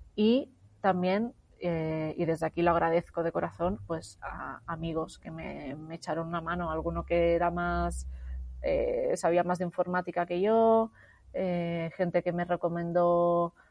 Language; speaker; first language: Spanish; native; Spanish